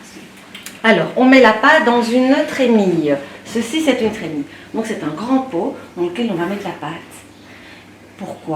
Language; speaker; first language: French; native; French